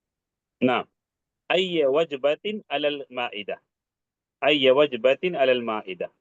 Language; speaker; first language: Arabic; non-native, fluent; Urdu